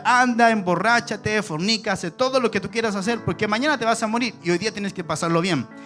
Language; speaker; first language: Spanish; native; Spanish